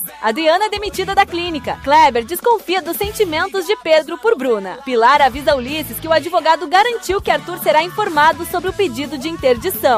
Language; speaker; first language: Portuguese; native; Portuguese